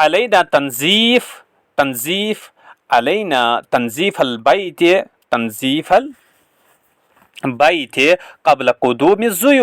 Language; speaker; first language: Arabic; non-native, fluent; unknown